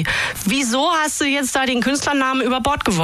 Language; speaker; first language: German; native; German